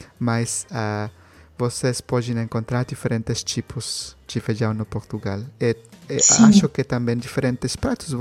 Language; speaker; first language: Portuguese; non-native, learner; Spanish